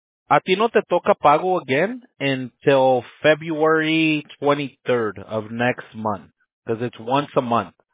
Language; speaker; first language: English; early bilingual, other home language; Spanish